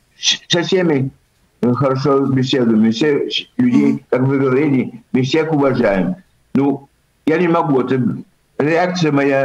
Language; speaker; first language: Russian; early bilingual, heritage; Russian